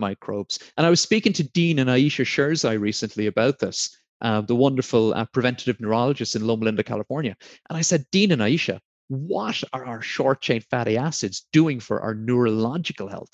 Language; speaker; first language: English; native; English